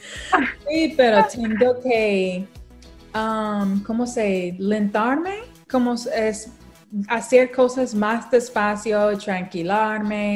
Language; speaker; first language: Spanish; non-native, learner; English